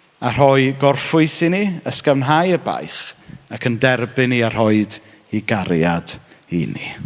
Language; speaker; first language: Welsh; native; Welsh